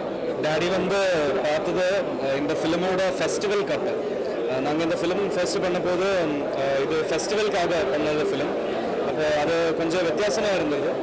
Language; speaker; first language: Tamil; non-native, learner; Malayalam